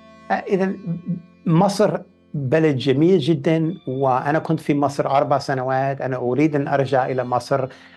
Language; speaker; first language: Arabic; non-native, fluent; English